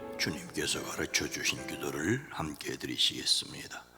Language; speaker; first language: Korean; native; Korean